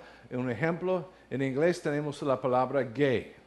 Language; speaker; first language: Spanish; non-native, learner; English